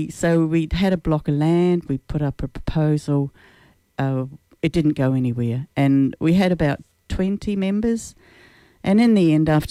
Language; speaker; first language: English; native; English